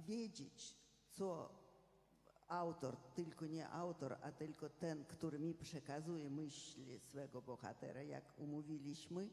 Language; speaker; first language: Polish; non-native, fluent; Russian